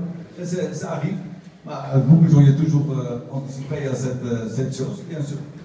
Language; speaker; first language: French; non-native, learner; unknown